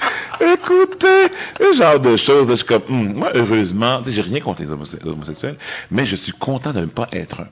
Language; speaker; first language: French; native; French